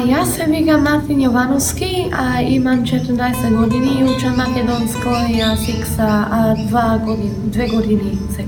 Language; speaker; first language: Macedonian; early bilingual, heritage; Macedonian